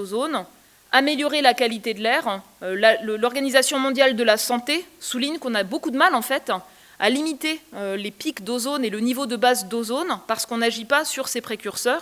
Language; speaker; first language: French; native; French